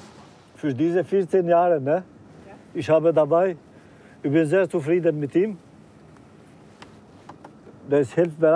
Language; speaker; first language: German; non-native, learner; Albanian